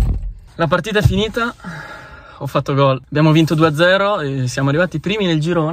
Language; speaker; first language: Italian; native; Italian